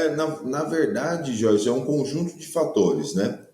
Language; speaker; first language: Portuguese; native; Portuguese